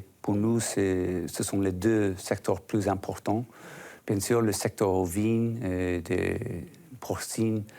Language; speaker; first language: French; non-native, fluent; English